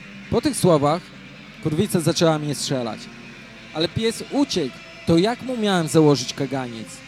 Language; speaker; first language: Polish; native; Polish